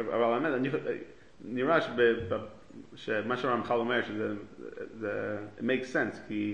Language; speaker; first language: Hebrew; non-native, fluent; English